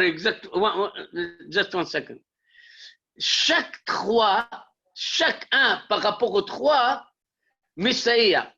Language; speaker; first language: French; native; French